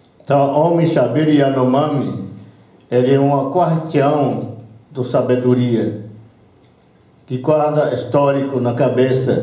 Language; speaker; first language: Portuguese; non-native, local second language; Yanomámi